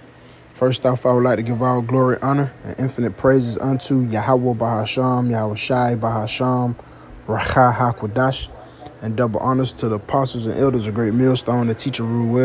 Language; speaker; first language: English; native; English